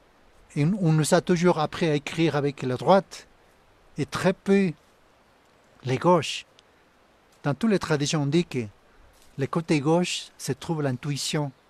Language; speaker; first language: French; non-native, fluent; Spanish